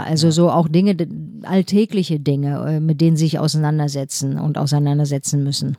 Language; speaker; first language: German; native; German